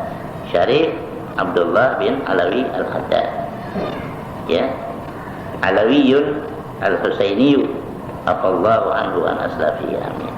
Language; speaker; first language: Arabic; non-native, fluent; Indonesian